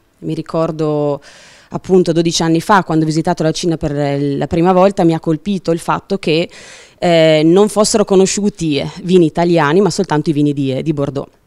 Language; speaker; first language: Italian; native; Italian